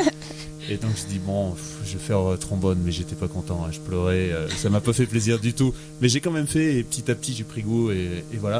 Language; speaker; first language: French; native; French